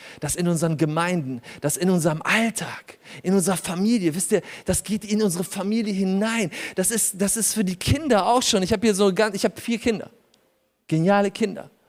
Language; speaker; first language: German; early bilingual, other home language; Polish